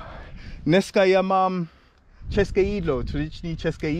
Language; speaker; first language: Czech; non-native, learner; English